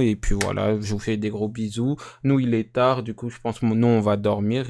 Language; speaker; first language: French; native; French